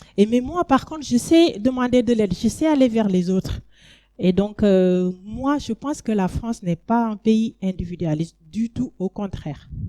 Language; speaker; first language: French; non-native, local second language; Wolof